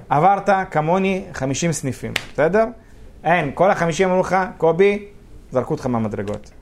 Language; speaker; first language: Hebrew; early bilingual, other home language; Russian